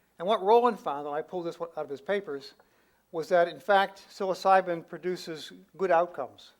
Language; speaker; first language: English; native; English